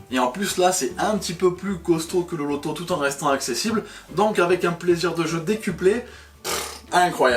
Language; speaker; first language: French; native; French